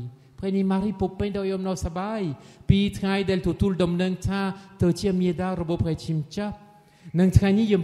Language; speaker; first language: Khmer; non-native, fluent; French